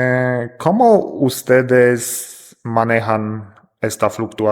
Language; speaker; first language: Spanish; non-native, fluent; Polish